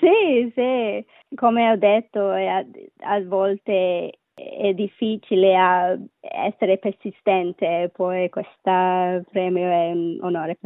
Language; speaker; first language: Italian; non-native, learner; Sinhala